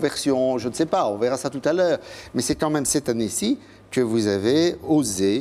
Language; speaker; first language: French; native; French